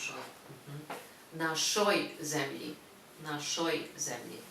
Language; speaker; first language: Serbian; non-native, fluent; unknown